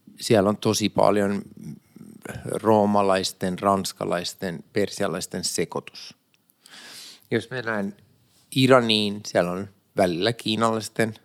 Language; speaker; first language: Finnish; early bilingual, other home language; Persian